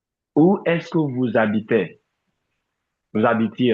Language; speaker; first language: French; non-native, fluent; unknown